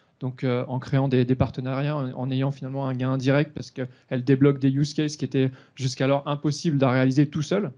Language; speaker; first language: French; native; French